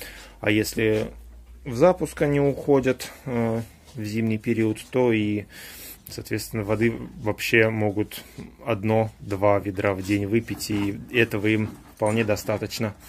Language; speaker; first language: Russian; native; Russian